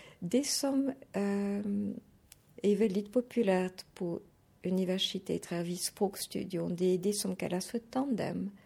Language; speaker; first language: Swedish; non-native, fluent; French